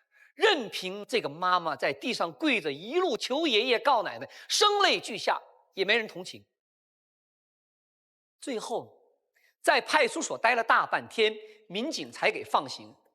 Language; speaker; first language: Chinese; native; Chinese